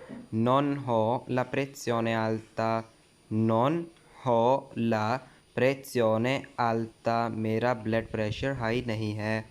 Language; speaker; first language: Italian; non-native, fluent; Urdu